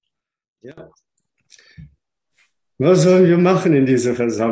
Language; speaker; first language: German; non-native, fluent; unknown